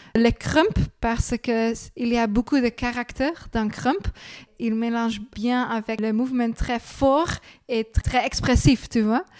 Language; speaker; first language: French; non-native, learner; Dutch